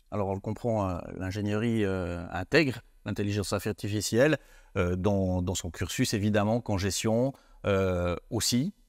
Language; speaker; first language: French; native; French